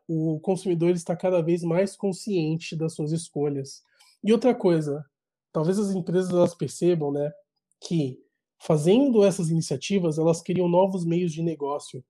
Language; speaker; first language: Portuguese; native; Portuguese